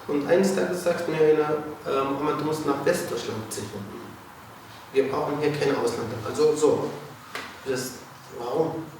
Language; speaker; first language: German; non-native, learner; Arabic